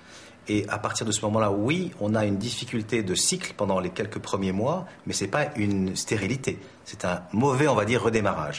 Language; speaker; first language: French; native; French